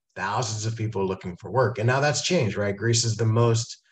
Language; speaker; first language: English; native; English